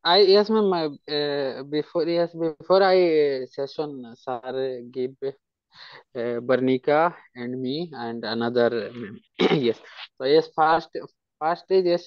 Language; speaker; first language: English; non-native, learner; Hindi